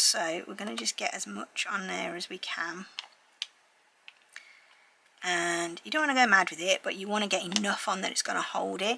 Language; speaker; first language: English; native; English